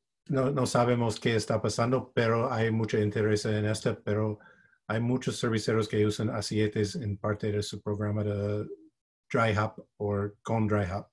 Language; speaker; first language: Spanish; non-native, fluent; English